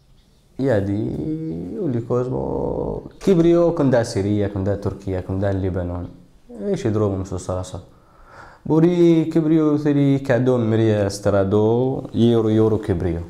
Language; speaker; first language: Greek; non-native, learner; Arabic